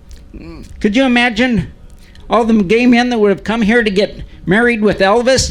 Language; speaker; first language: English; native; English